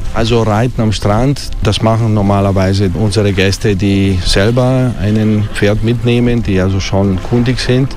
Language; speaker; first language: German; non-native, fluent; Italian